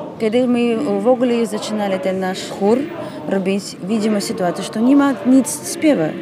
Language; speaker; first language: Polish; non-native, learner; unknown